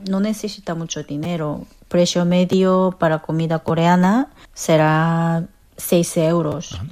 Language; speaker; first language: Spanish; non-native, learner; Korean